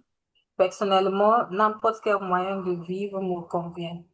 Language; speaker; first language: French; non-native, learner; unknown